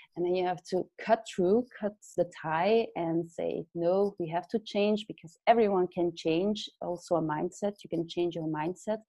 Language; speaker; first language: English; non-native, fluent; Dutch